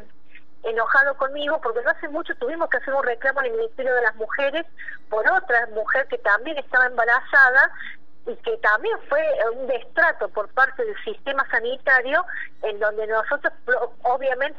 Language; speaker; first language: Spanish; native; Spanish